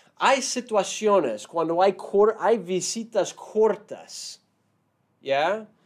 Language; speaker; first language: Spanish; non-native, fluent; English